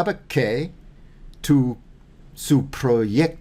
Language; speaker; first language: Spanish; non-native, learner; English